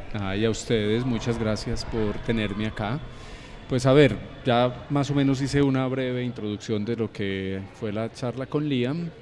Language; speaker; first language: Spanish; native; Spanish